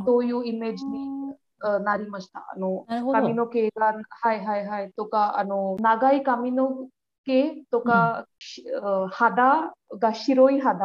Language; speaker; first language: Japanese; non-native, learner; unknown